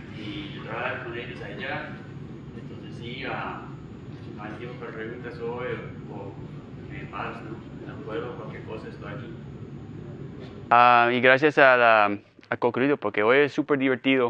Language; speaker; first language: Spanish; non-native, fluent; English